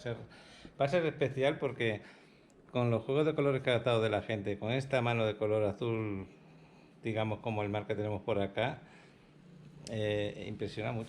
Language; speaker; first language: Spanish; native; Spanish